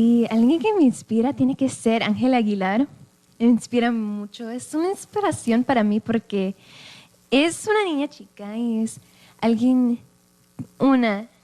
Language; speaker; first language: Spanish; early bilingual, other home language; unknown